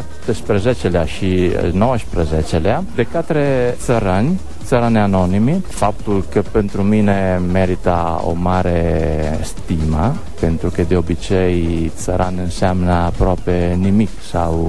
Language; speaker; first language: Romanian; non-native, fluent; Italian